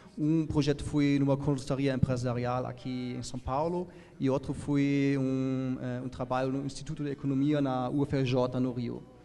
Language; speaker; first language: Portuguese; non-native, fluent; German